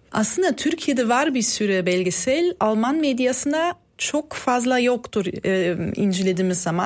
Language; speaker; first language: Turkish; non-native, fluent; German